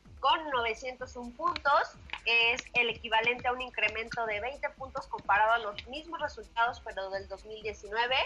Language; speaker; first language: Spanish; native; Spanish